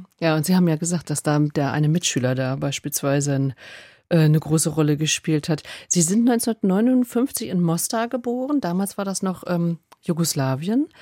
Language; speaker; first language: German; native; German